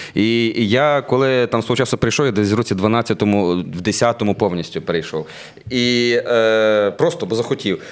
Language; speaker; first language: Ukrainian; native; Ukrainian